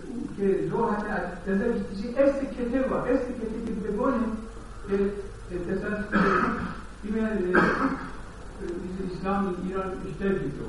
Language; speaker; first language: German; non-native, learner; Persian